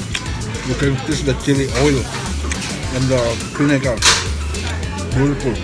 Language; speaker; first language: English; non-native, learner; Indonesian